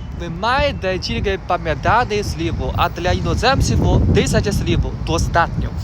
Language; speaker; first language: Ukrainian; non-native, learner; Chinese